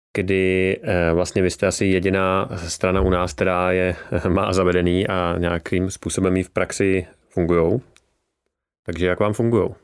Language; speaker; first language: Czech; native; Czech